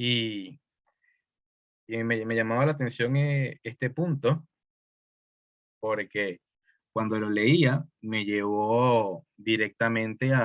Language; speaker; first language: Spanish; native; Spanish